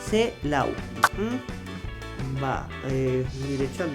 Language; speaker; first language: Basque; non-native, local second language; Spanish